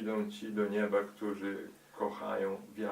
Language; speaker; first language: Polish; early bilingual, heritage; Polish